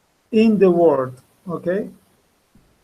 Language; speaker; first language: English; non-native, fluent; Spanish